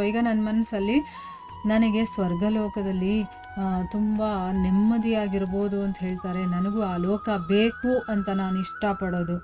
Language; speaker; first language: Kannada; native; Kannada